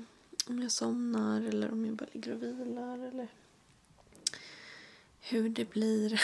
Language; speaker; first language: Swedish; native; Swedish